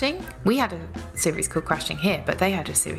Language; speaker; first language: English; native; English